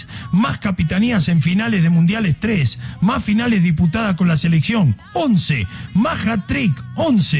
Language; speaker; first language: Spanish; native; Spanish